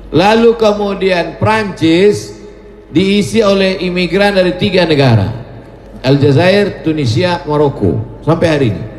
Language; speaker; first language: Indonesian; native; Indonesian